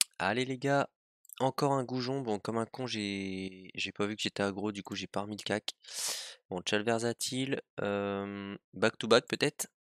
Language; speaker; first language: French; native; French